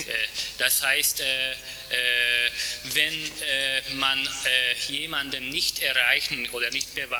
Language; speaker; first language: German; non-native, fluent; Hungarian